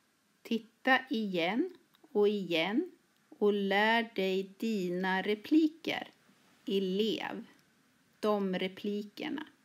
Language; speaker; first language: Swedish; native; Swedish